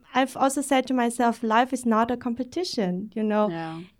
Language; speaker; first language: English; early bilingual, other home language; Vietnamese